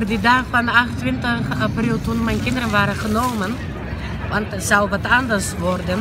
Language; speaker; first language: Dutch; non-native, learner; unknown